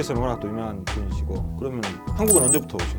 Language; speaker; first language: Korean; native; Korean